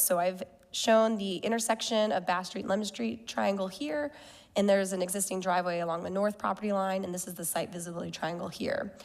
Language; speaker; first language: English; native; English